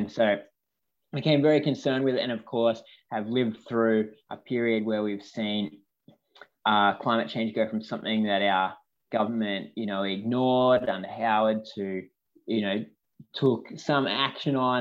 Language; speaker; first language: English; native; English